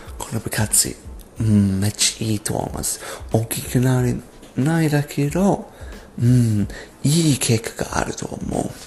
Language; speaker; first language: Japanese; non-native, learner; English